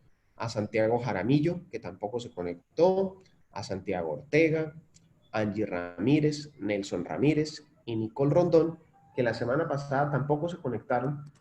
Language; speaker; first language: Spanish; native; Spanish